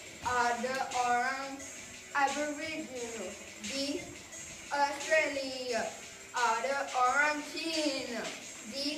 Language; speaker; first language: Indonesian; non-native, learner; English